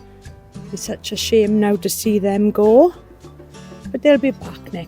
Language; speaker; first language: English; native; English